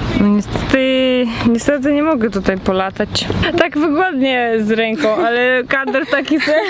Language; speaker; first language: Polish; non-native, fluent; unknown